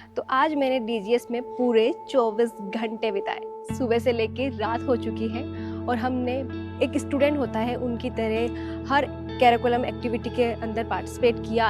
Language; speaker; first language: Hindi; native; Hindi